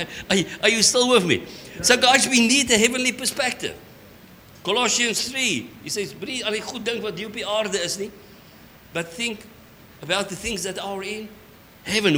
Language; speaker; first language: English; non-native, local second language; Afrikaans